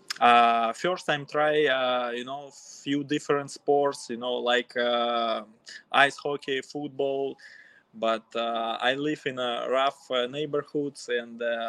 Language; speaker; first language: English; non-native, learner; Russian